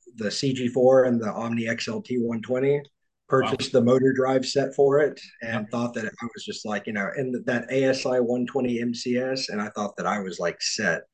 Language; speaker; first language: English; native; English